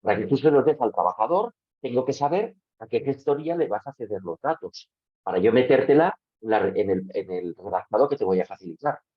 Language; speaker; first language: Spanish; non-native, local second language; Catalan